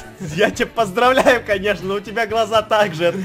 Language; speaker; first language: Russian; native; Russian